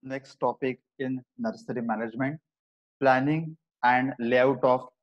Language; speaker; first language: English; non-native, local second language; Marathi